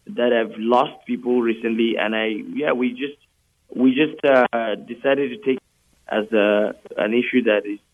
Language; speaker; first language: English; non-native, local second language; Yoruba